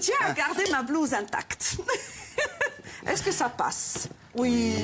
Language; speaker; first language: French; native; French